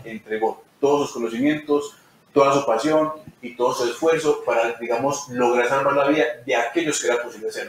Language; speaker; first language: Spanish; native; Spanish